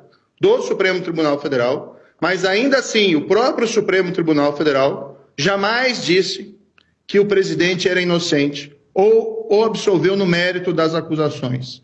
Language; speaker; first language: Portuguese; native; Portuguese